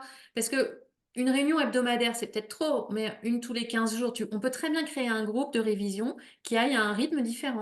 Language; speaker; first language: French; native; French